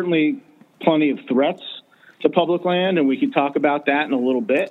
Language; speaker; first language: English; native; English